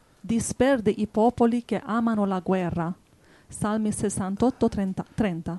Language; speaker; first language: Italian; native; Italian